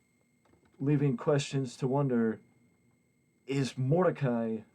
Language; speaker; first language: English; native; English